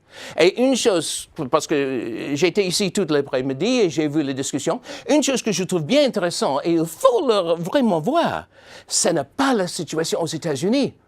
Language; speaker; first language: French; non-native, fluent; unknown